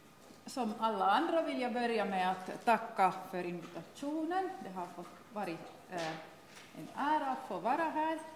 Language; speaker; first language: Swedish; non-native, local second language; Finnish